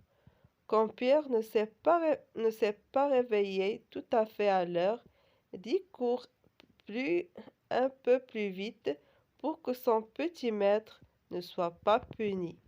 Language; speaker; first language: French; non-native, local second language; Arabic